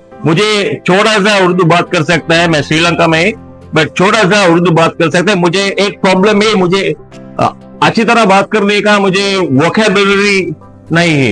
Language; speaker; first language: Hindi; non-native, learner; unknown